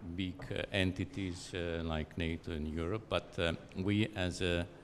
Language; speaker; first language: English; non-native, fluent; Azerbaijani